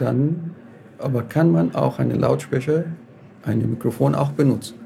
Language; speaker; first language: German; non-native, learner; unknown